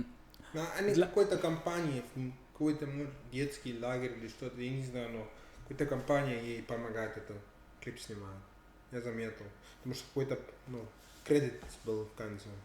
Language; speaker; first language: Russian; non-native, fluent; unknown